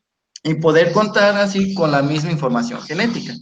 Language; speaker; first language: Spanish; native; Spanish